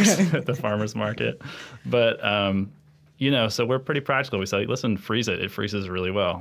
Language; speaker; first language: English; native; English